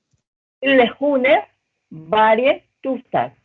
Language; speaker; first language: Swedish; non-native, learner; Spanish